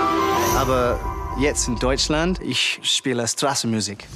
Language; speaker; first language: German; non-native, learner; English